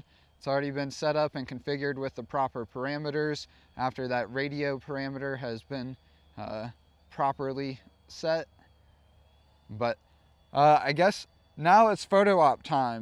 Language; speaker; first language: English; native; English